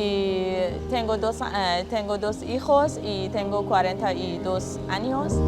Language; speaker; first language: Spanish; non-native, learner; Persian